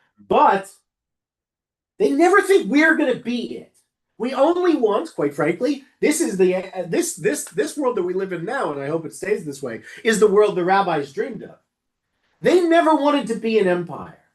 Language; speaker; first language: English; native; English